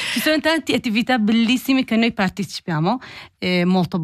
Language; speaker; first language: Italian; non-native, learner; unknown